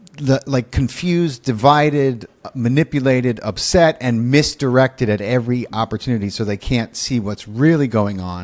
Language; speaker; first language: English; native; English